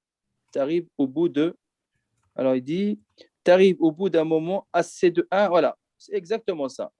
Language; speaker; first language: French; native; French